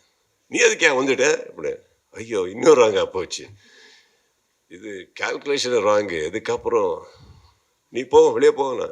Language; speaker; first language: Tamil; non-native, learner; Kannada